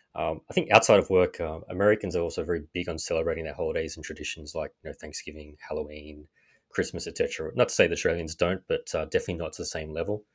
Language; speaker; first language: English; native; English